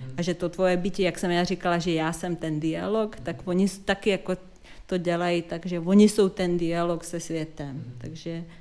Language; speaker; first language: Czech; non-native, fluent; Serbian